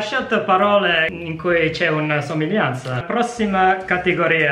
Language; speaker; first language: Italian; non-native, fluent; English